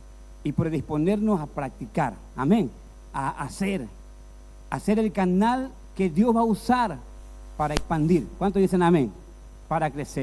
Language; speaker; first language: Spanish; native; Spanish